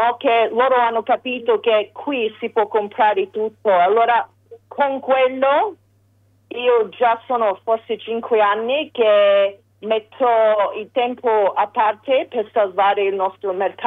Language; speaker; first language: Italian; early bilingual, heritage; English